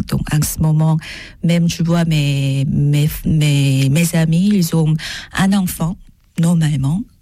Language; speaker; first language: French; non-native, learner; Korean